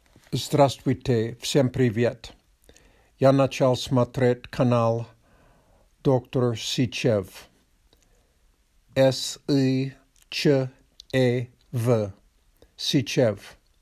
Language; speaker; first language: Russian; non-native, learner; English